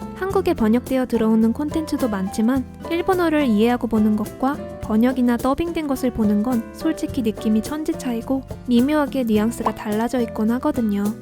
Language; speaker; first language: Korean; native; Korean